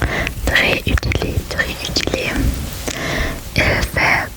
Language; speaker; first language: French; non-native, learner; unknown